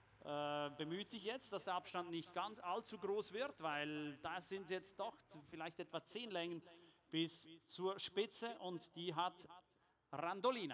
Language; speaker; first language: German; native; German